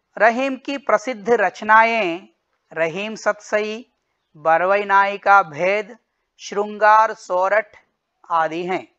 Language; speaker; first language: Hindi; non-native, local second language; Telugu